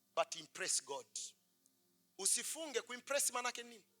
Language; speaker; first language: English; non-native, local second language; Swahili